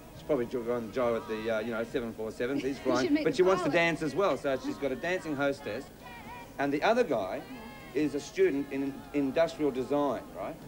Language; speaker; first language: English; native; English